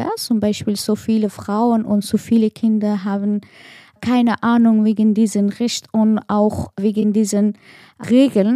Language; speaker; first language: German; non-native, learner; Persian